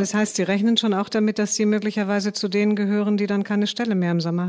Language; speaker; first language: German; native; German